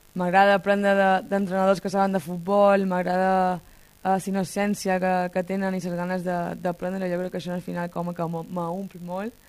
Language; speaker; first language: Catalan; native; Catalan